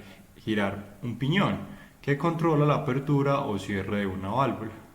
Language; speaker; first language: Spanish; native; Spanish